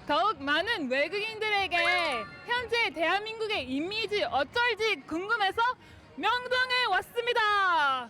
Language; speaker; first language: Korean; non-native, fluent; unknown